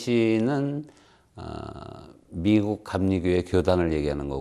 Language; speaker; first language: Korean; native; Korean